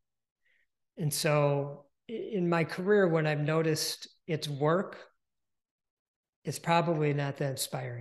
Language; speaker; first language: English; native; English